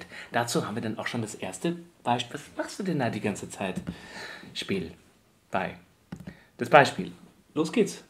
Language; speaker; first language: German; native; German